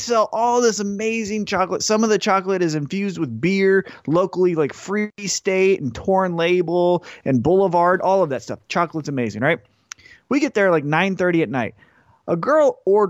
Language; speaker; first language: English; native; English